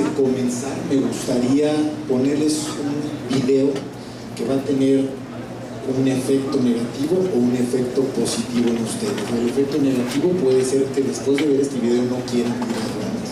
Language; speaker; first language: Spanish; native; Spanish